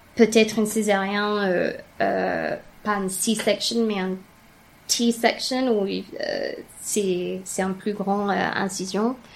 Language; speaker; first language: French; non-native, fluent; English